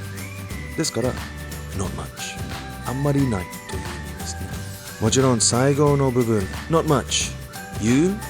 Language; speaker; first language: Japanese; non-native, fluent; English